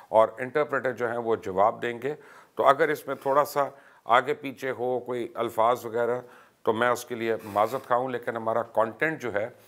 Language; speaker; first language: Urdu; native; Urdu